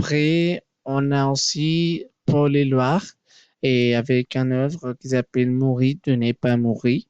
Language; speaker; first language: French; non-native, learner; Spanish